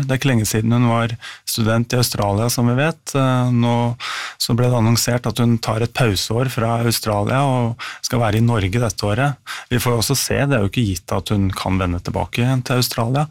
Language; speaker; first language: Norwegian; native; Norwegian